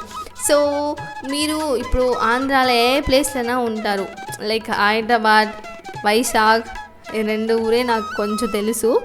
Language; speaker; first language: Telugu; non-native, learner; Tamil